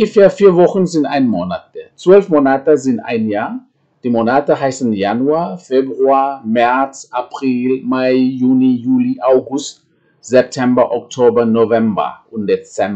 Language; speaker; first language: German; non-native, fluent; Indonesian